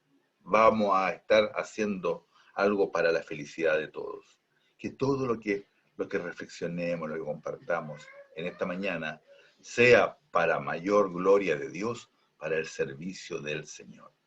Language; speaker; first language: Spanish; native; Spanish